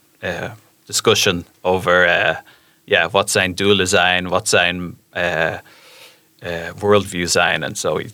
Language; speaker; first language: Dutch; non-native, fluent; English